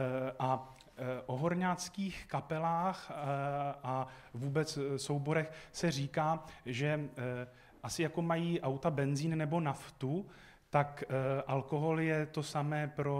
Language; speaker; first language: Czech; native; Czech